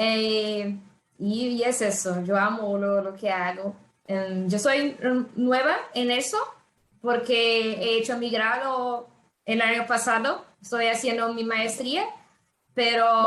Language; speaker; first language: Spanish; non-native, fluent; Portuguese